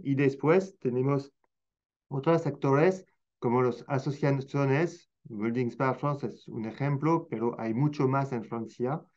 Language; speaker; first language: Spanish; non-native, fluent; French